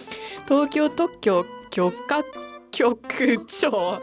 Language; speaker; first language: Japanese; non-native, fluent; English